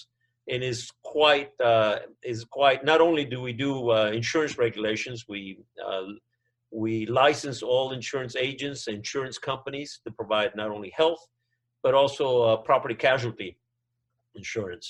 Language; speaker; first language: English; non-native, fluent; Spanish